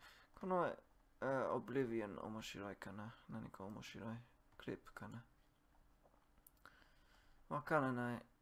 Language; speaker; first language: Japanese; non-native, learner; English